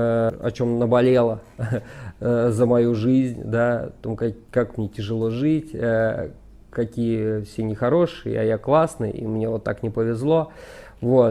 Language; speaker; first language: Russian; native; Russian